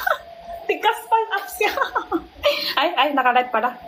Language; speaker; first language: Filipino; non-native, learner; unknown